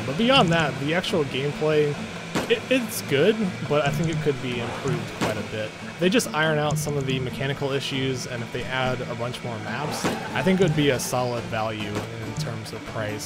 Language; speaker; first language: English; native; English